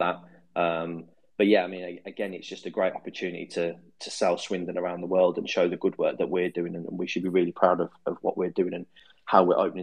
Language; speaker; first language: English; native; English